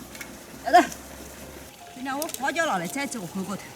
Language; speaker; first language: Chinese; native; Chinese